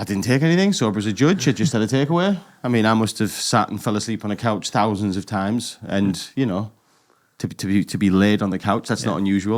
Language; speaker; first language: English; native; English